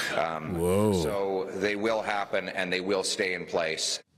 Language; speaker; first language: English; native; English